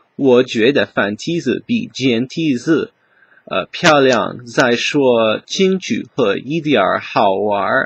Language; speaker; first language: Chinese; non-native, learner; English